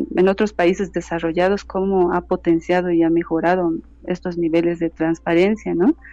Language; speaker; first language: Spanish; native; Spanish